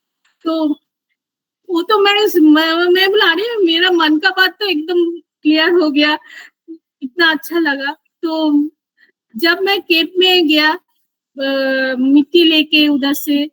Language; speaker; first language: Hindi; non-native, local second language; Bangla